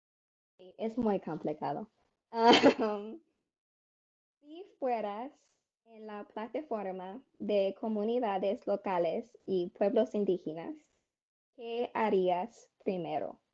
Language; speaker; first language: Spanish; non-native, learner; English